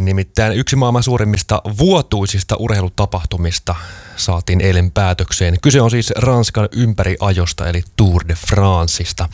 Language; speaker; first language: Finnish; native; Finnish